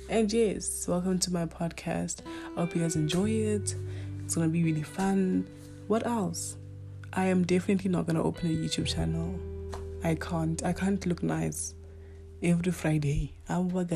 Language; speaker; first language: English; non-native, local second language; Northern Sotho